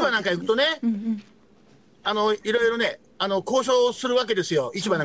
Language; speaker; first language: Japanese; native; Japanese